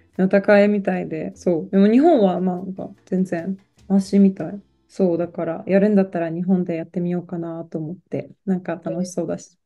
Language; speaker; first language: Japanese; non-native, fluent; Polish